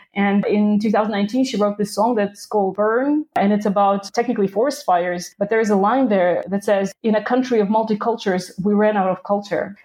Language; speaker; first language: English; non-native, fluent; Russian